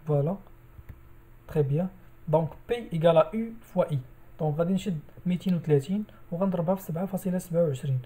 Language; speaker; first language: French; non-native, local second language; Arabic